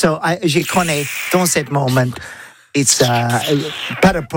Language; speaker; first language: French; non-native, learner; English